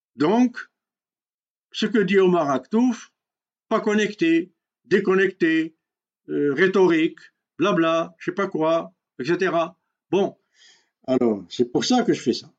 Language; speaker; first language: French; non-native, local second language; Kabyle